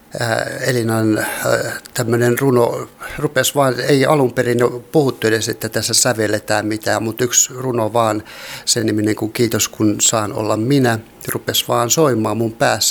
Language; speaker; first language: Finnish; native; Finnish